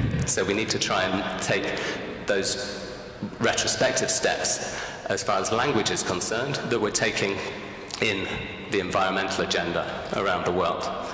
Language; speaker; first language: English; native; English